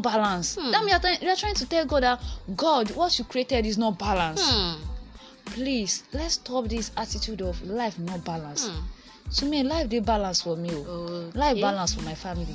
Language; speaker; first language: English; non-native, local second language; Yoruba